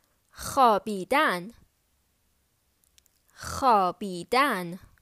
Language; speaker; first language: Persian; native; Persian